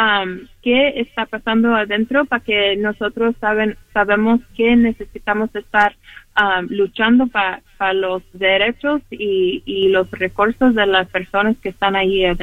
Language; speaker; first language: Spanish; early bilingual, heritage; Spanish